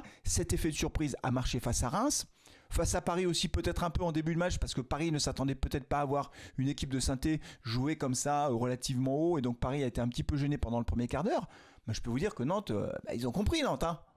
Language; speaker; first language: French; native; French